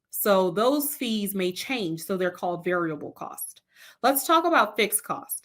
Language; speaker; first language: English; native; English